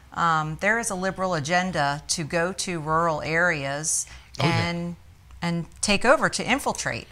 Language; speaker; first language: English; native; English